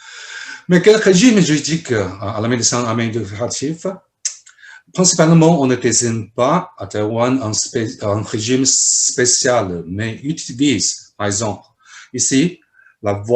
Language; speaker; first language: French; non-native, fluent; Chinese